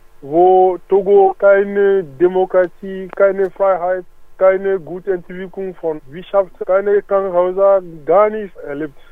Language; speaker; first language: German; non-native, learner; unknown